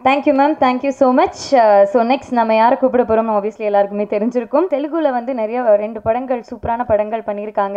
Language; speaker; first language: Tamil; native; Tamil